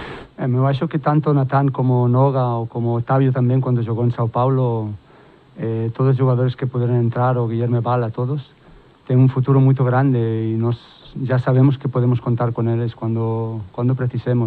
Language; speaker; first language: Portuguese; non-native, fluent; Spanish